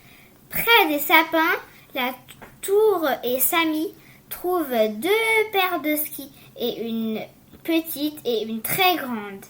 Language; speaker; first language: French; native; French